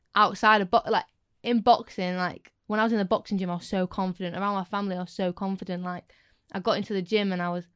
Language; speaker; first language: English; native; English